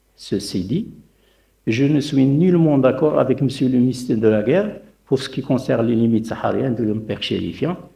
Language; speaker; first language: French; non-native, local second language; Arabic